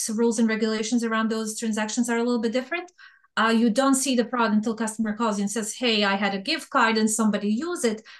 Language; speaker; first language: English; non-native, fluent; Bosnian